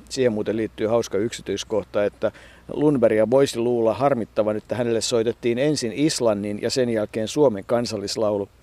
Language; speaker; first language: Finnish; native; Finnish